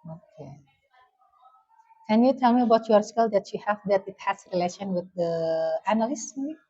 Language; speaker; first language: English; non-native, fluent; Indonesian